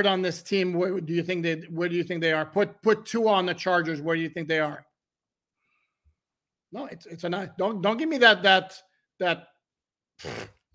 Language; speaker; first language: English; native; English